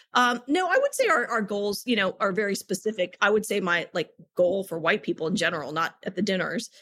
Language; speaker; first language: English; native; English